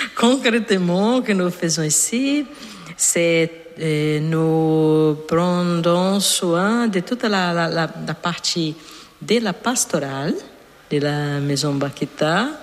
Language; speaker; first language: French; non-native, learner; Portuguese